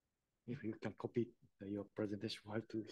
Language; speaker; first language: English; non-native, learner; Japanese